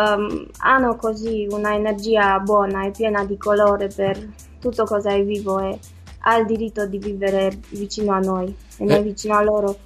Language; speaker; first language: Italian; non-native, fluent; Romanian